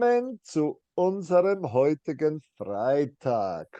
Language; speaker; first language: German; non-native, fluent; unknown